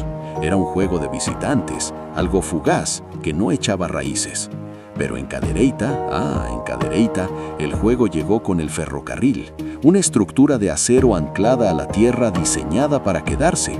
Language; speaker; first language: Spanish; native; Spanish